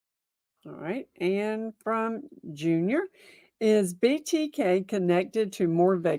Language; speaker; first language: English; native; English